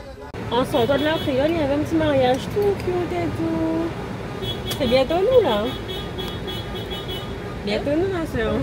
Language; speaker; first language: French; native; French